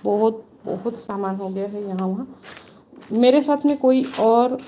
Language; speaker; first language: Hindi; non-native, local second language; Marathi